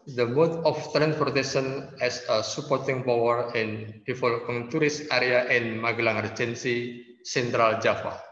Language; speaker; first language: English; non-native, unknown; Indonesian